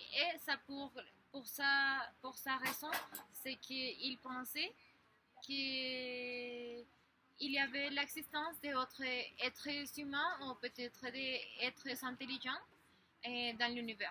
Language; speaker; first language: French; non-native, learner; Spanish